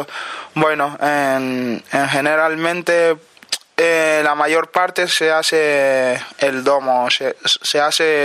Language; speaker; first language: Spanish; non-native, learner; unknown